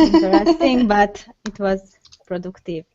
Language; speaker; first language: English; non-native, learner; Hungarian